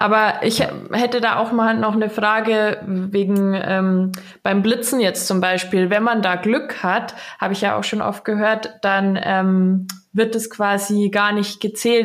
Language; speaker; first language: German; native; German